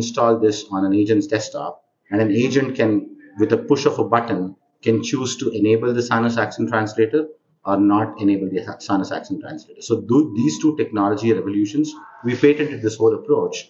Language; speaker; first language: English; non-native, local second language; Kannada